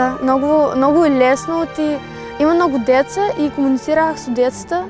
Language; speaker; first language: Macedonian; non-native, local second language; Ukrainian